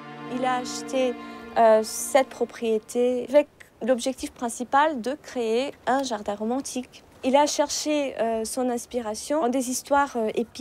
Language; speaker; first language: French; non-native, fluent; Portuguese